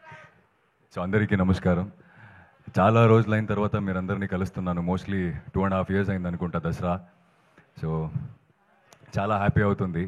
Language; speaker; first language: Telugu; non-native, fluent; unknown